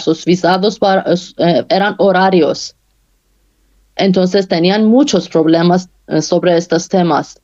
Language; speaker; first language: Spanish; non-native, fluent; Persian